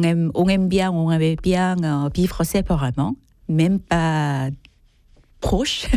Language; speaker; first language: French; non-native, fluent; Korean